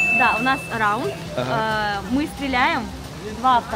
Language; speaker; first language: Russian; native; Russian